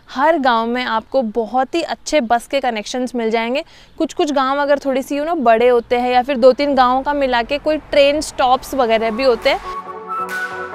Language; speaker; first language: Hindi; native; Hindi